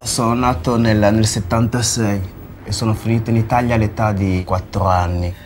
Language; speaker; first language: Italian; early bilingual, other home language; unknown